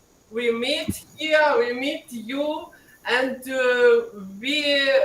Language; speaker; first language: English; non-native, fluent; Ukrainian